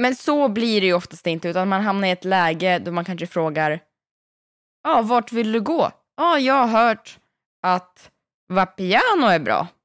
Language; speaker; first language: Swedish; native; Swedish